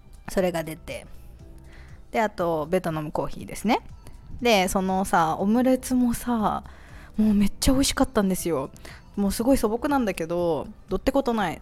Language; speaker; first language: Japanese; native; Japanese